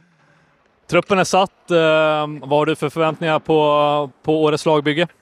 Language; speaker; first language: Swedish; native; Swedish